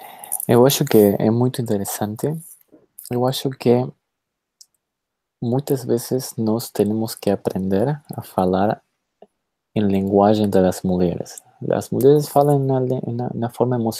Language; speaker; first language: Portuguese; non-native, fluent; Spanish